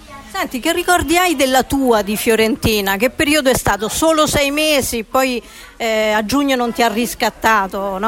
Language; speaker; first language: Italian; native; Italian